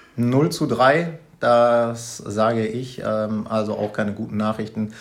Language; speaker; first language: German; native; German